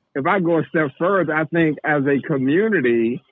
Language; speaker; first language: English; native; English